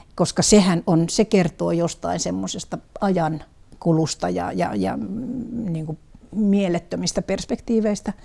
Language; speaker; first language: Finnish; native; Finnish